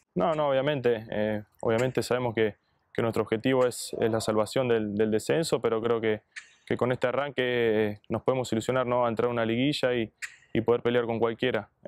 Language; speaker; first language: Spanish; native; Spanish